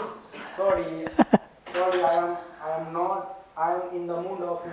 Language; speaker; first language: English; non-native, learner; Hindi